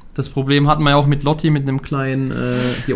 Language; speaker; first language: German; native; German